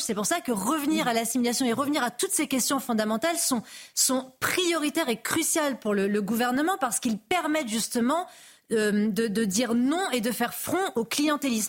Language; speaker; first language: French; native; French